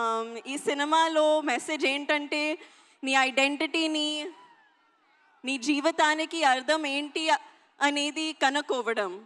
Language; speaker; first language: Telugu; non-native, learner; Hindi